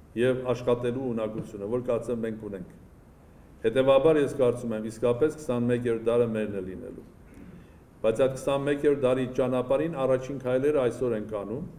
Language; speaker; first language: Armenian; native; Armenian